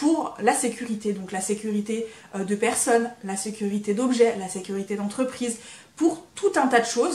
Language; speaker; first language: French; native; French